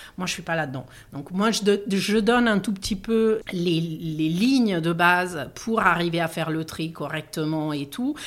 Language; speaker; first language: French; non-native, fluent; Italian